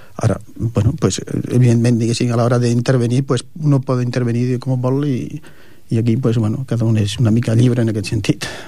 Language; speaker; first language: Catalan; non-native, local second language; Spanish